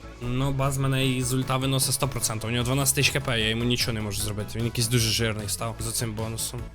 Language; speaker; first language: Ukrainian; non-native, local second language; Russian